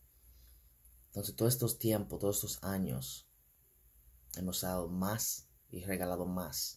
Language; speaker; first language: Spanish; non-native, fluent; English